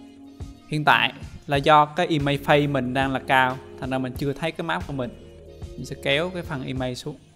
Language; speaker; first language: Vietnamese; native; Vietnamese